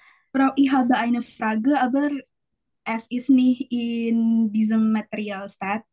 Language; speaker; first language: German; non-native, learner; Indonesian